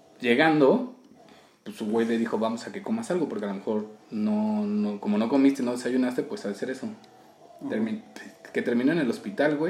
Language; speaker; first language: Spanish; native; Spanish